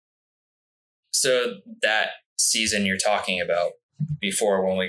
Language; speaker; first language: English; native; English